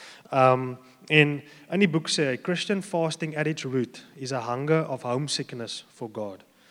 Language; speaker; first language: English; non-native, local second language; Afrikaans